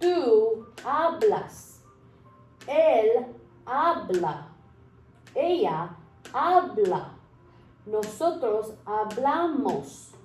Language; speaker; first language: Spanish; early bilingual, heritage; Spanish